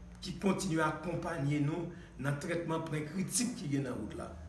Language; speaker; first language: Haitian Creole; native; Haitian Creole